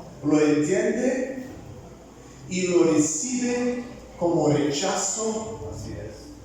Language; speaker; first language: Spanish; non-native, fluent; Bulgarian